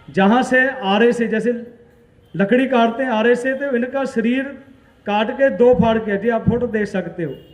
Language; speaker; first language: Hindi; non-native, local second language; Punjabi